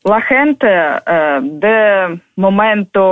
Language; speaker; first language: Spanish; non-native, fluent; Ukrainian